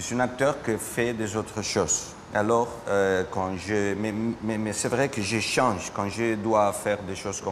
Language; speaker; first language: French; non-native, learner; Spanish